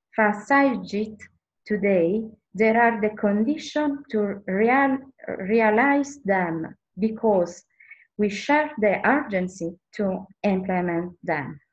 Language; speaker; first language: English; non-native, learner; Italian